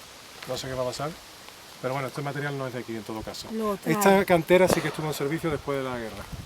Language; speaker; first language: Spanish; native; Spanish